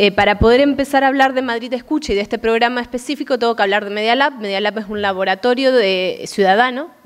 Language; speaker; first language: Spanish; native; Spanish